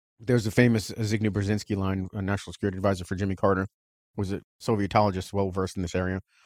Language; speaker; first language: English; early bilingual, other home language; Russian